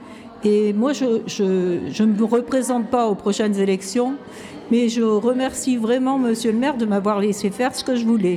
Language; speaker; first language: French; native; French